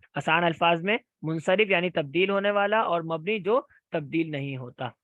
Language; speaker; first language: Urdu; native; Urdu